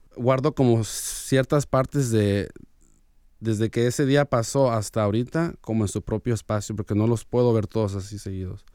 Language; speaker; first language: Spanish; early bilingual, heritage; Spanish